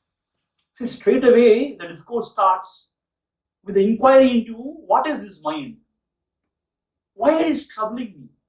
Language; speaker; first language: English; non-native, local second language; Tamil